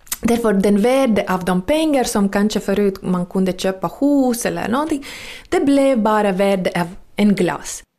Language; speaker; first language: Swedish; non-native, fluent; Latvian